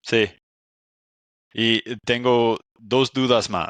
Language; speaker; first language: Spanish; non-native, fluent; English